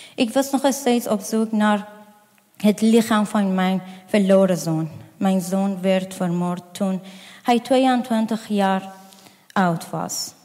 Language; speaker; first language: Dutch; non-native, fluent; Persian